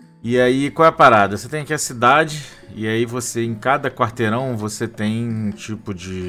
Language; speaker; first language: Portuguese; native; Portuguese